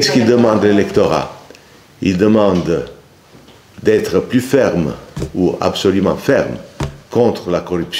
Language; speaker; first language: French; non-native, fluent; Italian